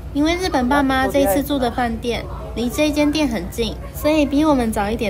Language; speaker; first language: Chinese; native; Chinese